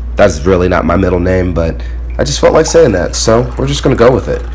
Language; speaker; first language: English; early bilingual, other home language; Akan